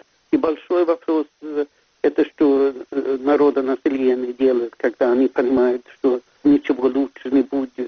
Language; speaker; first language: Russian; non-native, fluent; Swedish